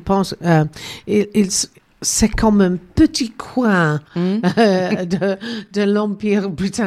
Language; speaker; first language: French; non-native, learner; English